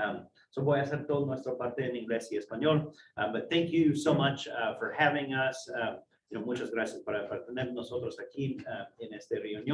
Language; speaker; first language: Spanish; non-native, fluent; English